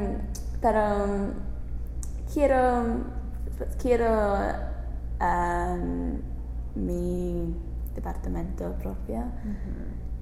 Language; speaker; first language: Spanish; non-native, learner; English